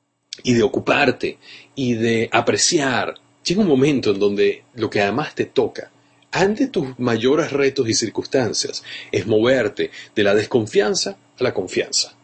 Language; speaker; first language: Spanish; native; Spanish